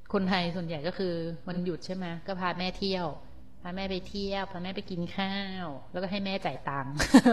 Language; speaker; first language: Thai; native; Thai